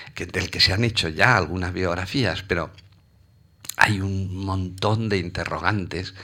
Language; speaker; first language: Spanish; native; Spanish